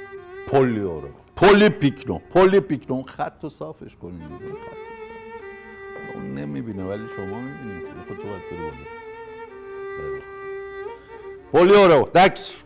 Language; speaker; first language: Greek; non-native, learner; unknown